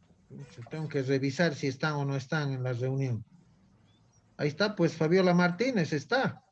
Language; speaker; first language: Spanish; native; Spanish